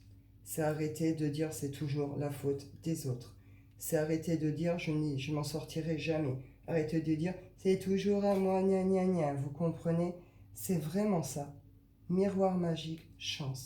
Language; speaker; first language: French; native; French